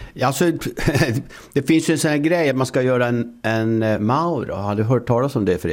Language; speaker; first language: Swedish; native; Swedish